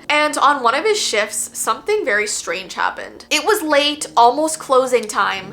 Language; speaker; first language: English; native; English